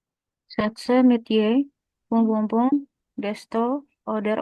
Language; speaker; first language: German; non-native, learner; Indonesian